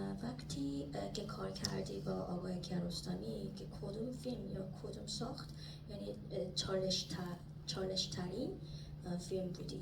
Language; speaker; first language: Persian; non-native, fluent; Korean